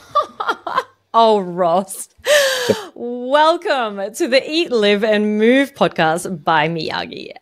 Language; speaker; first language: English; non-native, fluent; Arabic